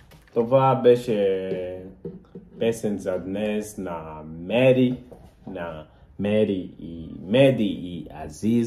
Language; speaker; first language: Bulgarian; non-native, learner; Portuguese